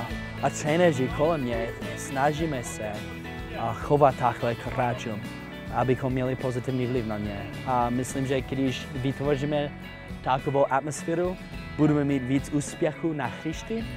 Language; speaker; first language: Czech; non-native, fluent; English